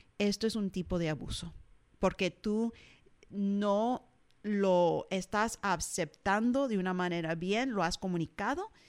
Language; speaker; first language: Spanish; early bilingual, heritage; English